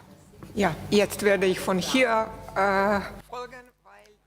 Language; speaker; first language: German; non-native, fluent; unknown